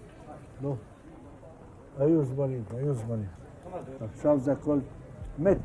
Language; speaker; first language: Hebrew; non-native, fluent; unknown